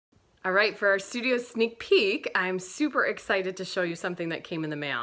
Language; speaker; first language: English; native; English